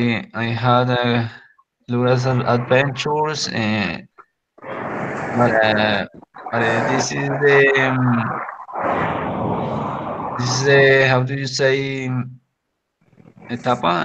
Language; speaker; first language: English; non-native, learner; Spanish